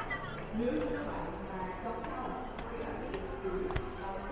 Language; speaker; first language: Vietnamese; native; Vietnamese